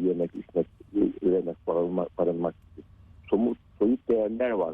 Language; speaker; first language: Turkish; native; Turkish